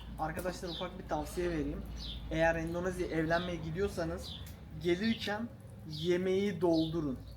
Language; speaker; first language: Turkish; native; Turkish